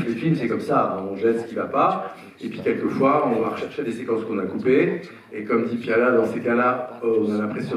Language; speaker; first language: French; native; French